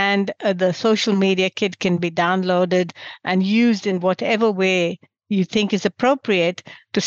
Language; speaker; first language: English; non-native, local second language; Gujarati